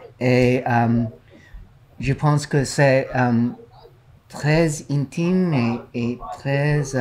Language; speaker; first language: French; non-native, learner; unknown